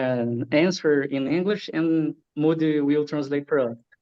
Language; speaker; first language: English; non-native, learner; Portuguese